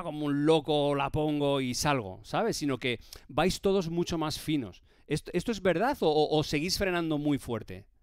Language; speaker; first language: Spanish; native; Spanish